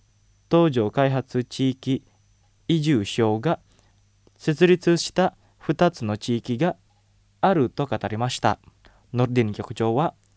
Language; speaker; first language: Japanese; non-native, fluent; Indonesian